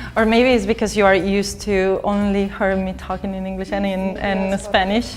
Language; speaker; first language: English; non-native, fluent; Catalan